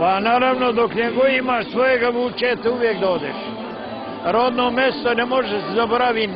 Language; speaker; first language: Bosnian; native; Bosnian